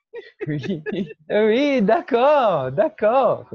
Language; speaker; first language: French; non-native, fluent; Portuguese